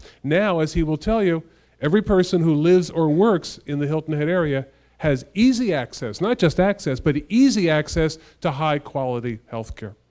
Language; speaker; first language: English; native; English